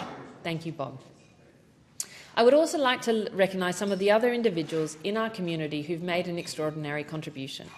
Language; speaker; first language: English; native; English